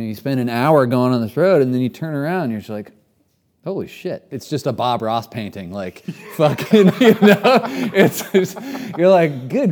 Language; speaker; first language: English; native; English